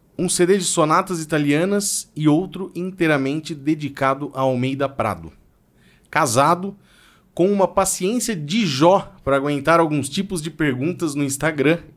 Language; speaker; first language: Portuguese; native; Portuguese